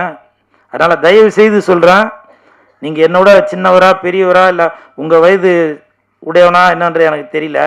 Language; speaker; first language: Tamil; native; Tamil